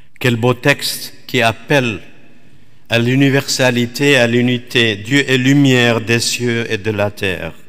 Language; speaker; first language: French; non-native, fluent; Assyrian Neo-Aramaic